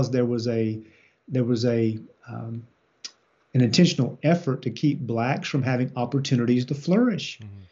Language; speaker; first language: English; native; English